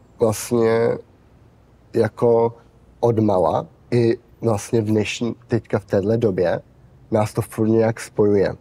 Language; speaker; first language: Czech; early bilingual, heritage; Czech